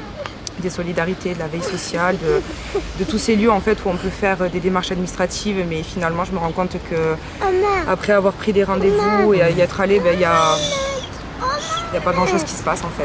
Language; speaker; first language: French; native; French